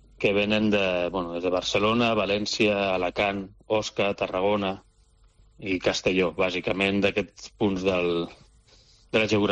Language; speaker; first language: Catalan; native; Catalan